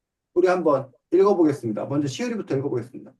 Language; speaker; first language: Korean; native; Korean